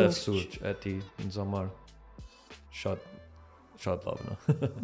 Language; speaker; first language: Armenian; early bilingual, heritage; Armenian